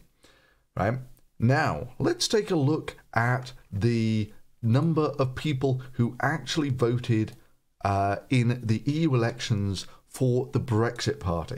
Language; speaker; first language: English; native; English